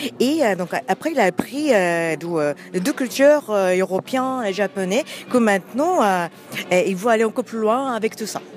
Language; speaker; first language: French; non-native, fluent; Japanese